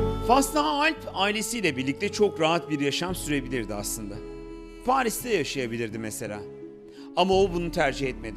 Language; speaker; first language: Turkish; native; Turkish